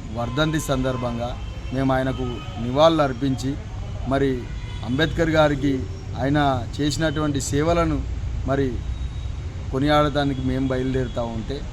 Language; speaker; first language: Telugu; native; Telugu